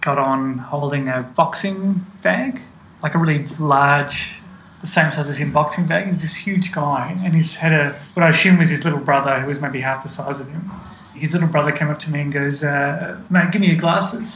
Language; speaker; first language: English; native; English